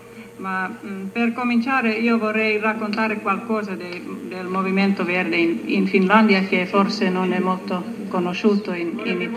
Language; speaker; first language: Italian; non-native, learner; Finnish